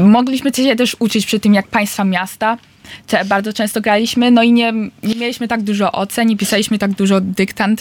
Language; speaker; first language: Polish; early bilingual, heritage; Polish